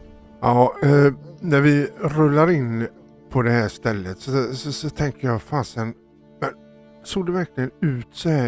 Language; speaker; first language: Swedish; native; Swedish